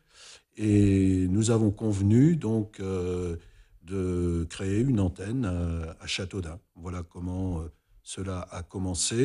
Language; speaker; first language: French; native; French